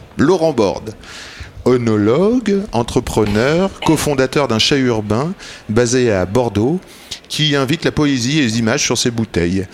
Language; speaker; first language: French; native; French